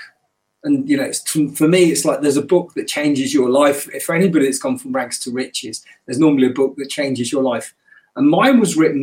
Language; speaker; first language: English; native; English